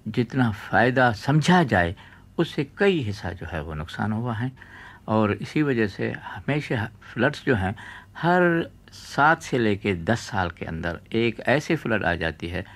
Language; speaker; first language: Urdu; non-native, local second language; Sindhi